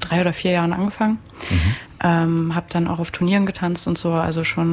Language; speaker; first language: German; native; German